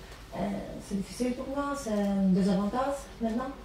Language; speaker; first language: French; non-native, fluent; Greek